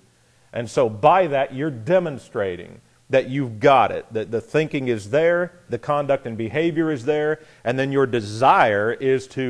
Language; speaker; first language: English; native; English